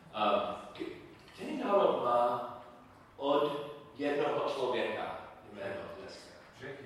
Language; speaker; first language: Czech; non-native, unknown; English